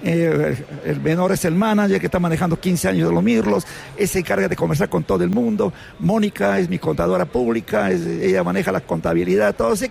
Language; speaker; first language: Spanish; native; Spanish